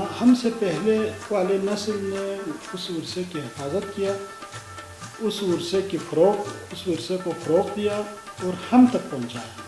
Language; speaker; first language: Urdu; non-native, local second language; Balti